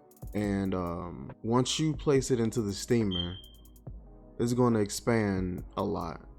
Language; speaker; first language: English; native; English